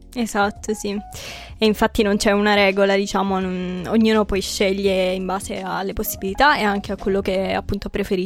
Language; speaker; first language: Italian; native; Italian